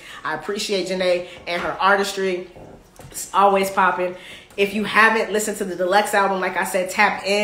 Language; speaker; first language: English; native; English